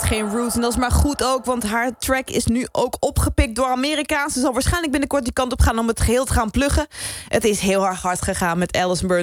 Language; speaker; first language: Dutch; native; Dutch